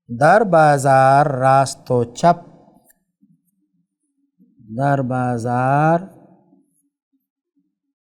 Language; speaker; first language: Persian; non-native, fluent; Urdu